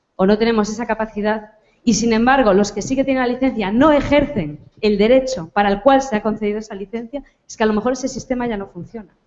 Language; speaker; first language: Spanish; non-native, local second language; Galician